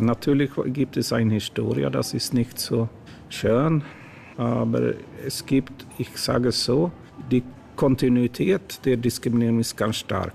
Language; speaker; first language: German; non-native, fluent; Swedish